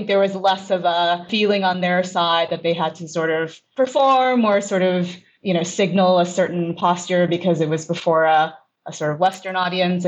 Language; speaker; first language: English; native; English